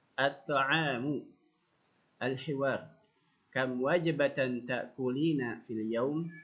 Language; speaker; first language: Arabic; non-native, fluent; Indonesian